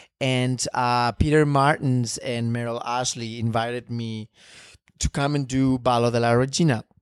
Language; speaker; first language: English; non-native, fluent; Spanish